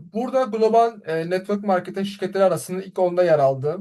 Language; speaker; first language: Turkish; native; Turkish